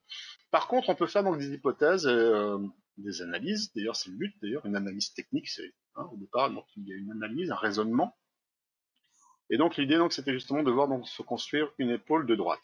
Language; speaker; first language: French; native; French